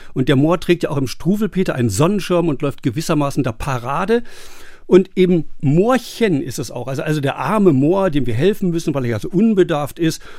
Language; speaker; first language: German; native; German